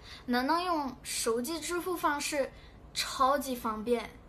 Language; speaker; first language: Chinese; non-native, fluent; Korean